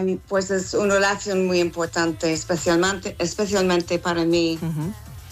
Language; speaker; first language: Spanish; non-native, fluent; English